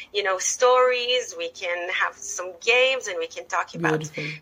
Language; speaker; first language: English; non-native, fluent; Hebrew